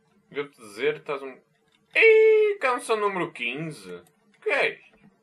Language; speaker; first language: Portuguese; native; Portuguese